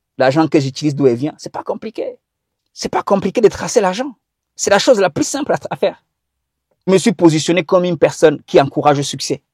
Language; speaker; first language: French; early bilingual, other home language; Kinyarwanda